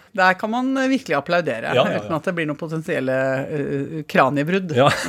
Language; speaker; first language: Norwegian; native; Norwegian